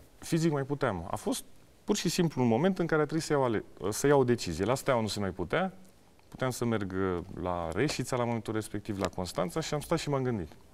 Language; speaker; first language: Romanian; early bilingual, heritage; Romanian